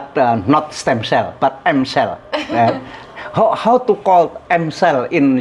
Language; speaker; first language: English; non-native, learner; Indonesian